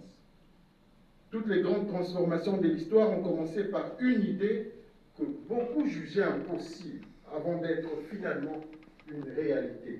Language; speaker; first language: French; non-native, local second language; Lingala